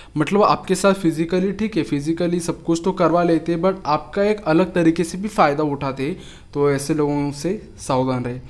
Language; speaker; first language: Hindi; native; Hindi